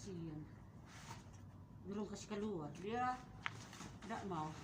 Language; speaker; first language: Indonesian; non-native, learner; Cebuano